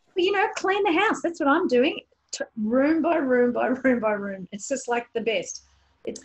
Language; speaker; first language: English; native; English